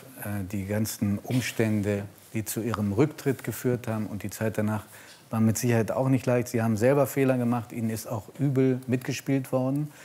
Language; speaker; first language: German; native; German